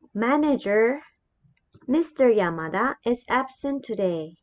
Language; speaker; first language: English; non-native, fluent; Japanese